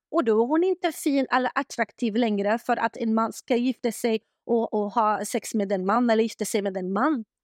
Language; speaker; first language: Swedish; non-native, fluent; Arabic